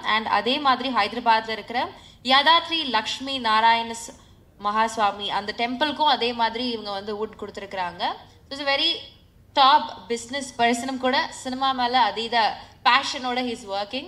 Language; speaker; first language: Tamil; native; Tamil